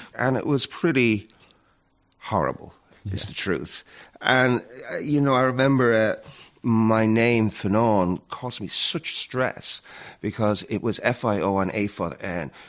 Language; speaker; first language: English; native; English